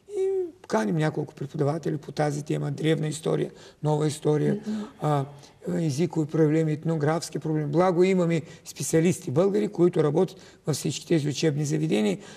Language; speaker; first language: Bulgarian; early bilingual, heritage; Bulgarian